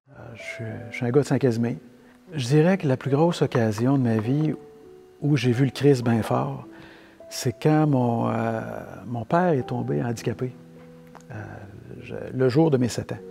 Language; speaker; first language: French; native; French